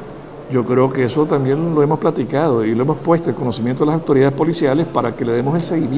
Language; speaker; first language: Spanish; native; Spanish